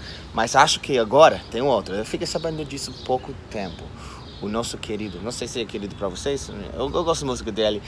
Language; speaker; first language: Portuguese; non-native, fluent; English